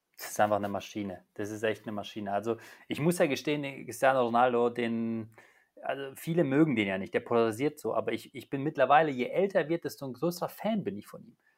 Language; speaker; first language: German; early bilingual, other home language; Polish